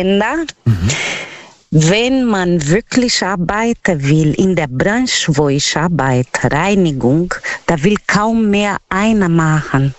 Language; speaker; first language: German; non-native, learner; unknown